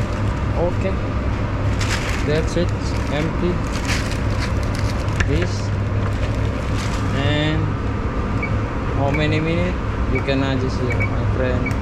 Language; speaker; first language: English; non-native, learner; Indonesian